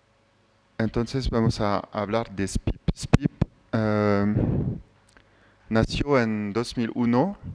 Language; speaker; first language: Spanish; non-native, fluent; French